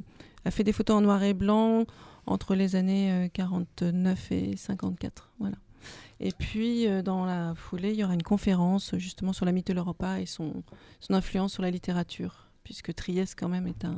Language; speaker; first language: French; native; French